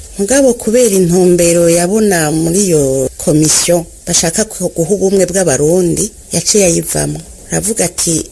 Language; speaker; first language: Rundi; early bilingual, other home language; Kinyarwanda